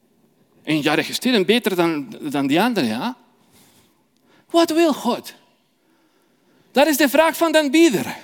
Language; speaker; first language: Dutch; non-native, fluent; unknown